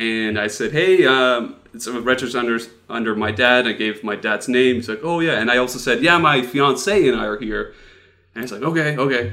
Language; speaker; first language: English; non-native, fluent; Dutch